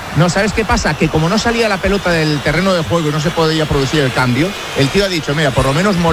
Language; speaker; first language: Spanish; native; Spanish